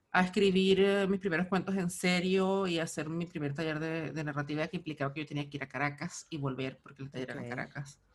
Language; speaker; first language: Spanish; native; Spanish